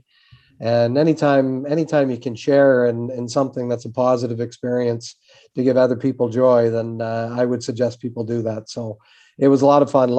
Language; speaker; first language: English; native; English